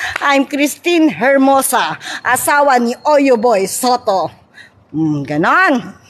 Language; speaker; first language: Filipino; non-native, local second language; Cebuano